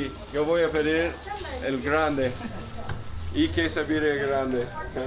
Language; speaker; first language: Spanish; non-native, fluent; English